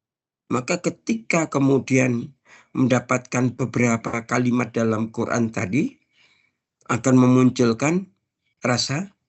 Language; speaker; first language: Indonesian; native; Indonesian